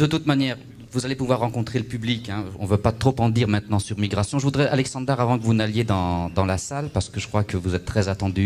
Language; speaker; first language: French; native; French